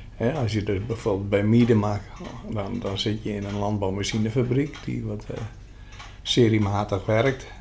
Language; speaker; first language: Dutch; non-native, local second language; Western Frisian